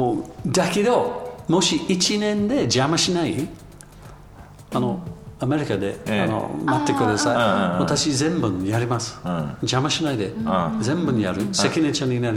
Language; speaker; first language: Japanese; non-native, learner; English